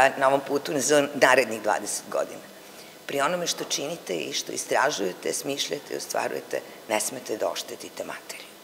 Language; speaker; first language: Serbian; native; Serbian